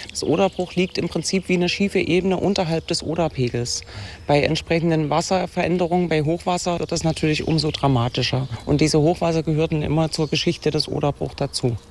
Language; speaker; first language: German; native; German